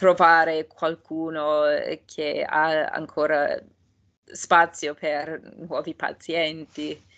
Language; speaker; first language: Italian; non-native, fluent; English